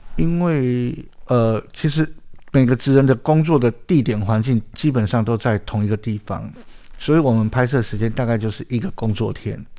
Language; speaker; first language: Chinese; native; Chinese